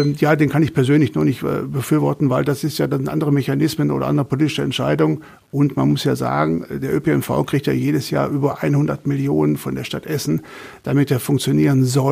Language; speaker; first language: German; native; German